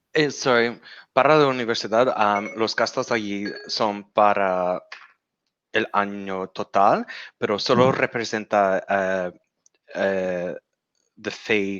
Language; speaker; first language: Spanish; non-native, learner; English